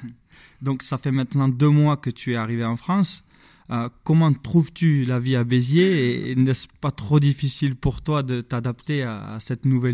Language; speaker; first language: French; native; French